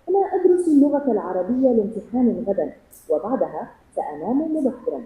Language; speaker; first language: Arabic; non-native, learner; Indonesian